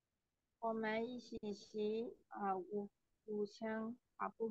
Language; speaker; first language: Chinese; non-native, learner; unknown